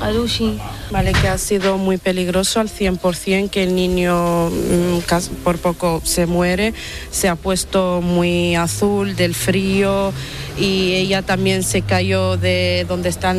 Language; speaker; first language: Spanish; non-native, fluent; Italian